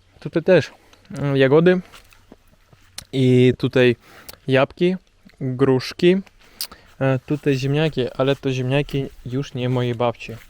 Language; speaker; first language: Polish; non-native, learner; Russian